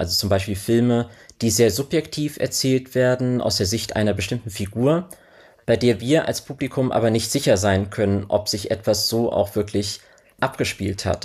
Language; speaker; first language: German; native; German